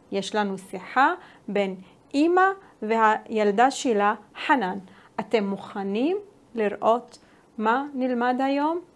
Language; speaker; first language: Hebrew; non-native, local second language; Arabic